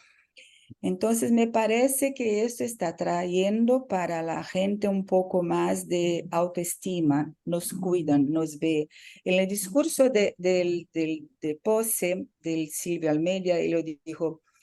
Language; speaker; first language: Spanish; non-native, fluent; Portuguese